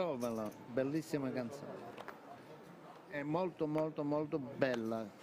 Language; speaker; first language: Italian; non-native, learner; Russian